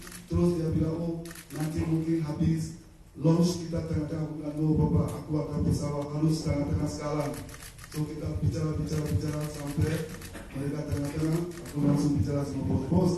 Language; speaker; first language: Indonesian; non-native, fluent; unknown